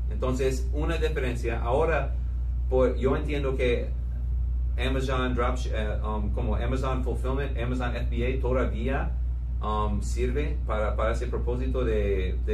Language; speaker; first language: Spanish; non-native, fluent; English